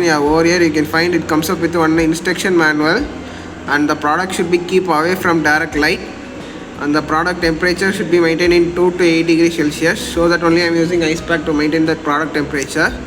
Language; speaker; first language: English; non-native, local second language; Tamil